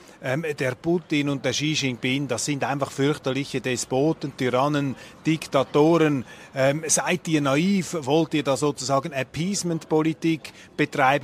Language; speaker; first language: German; native; German